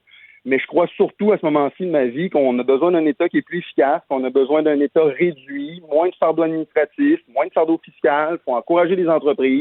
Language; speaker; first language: French; native; French